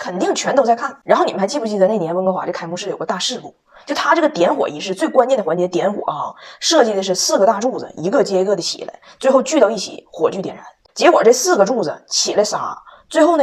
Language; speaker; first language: Chinese; native; Chinese